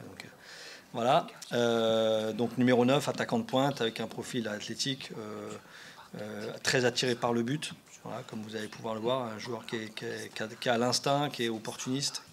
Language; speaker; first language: French; native; French